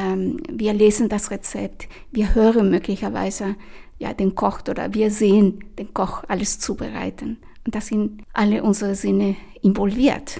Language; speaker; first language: German; non-native, fluent; Spanish